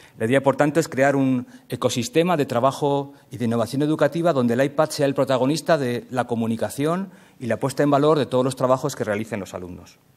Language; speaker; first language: Spanish; native; Spanish